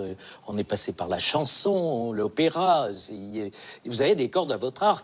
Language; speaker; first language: French; native; French